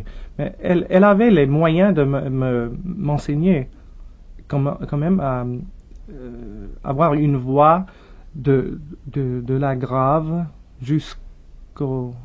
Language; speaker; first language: French; non-native, fluent; English